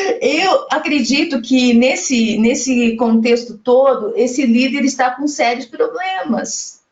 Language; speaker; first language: Portuguese; native; Portuguese